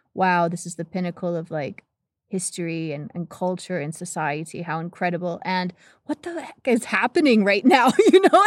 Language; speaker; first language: English; native; English